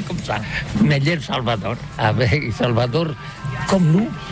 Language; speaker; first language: French; non-native, learner; Catalan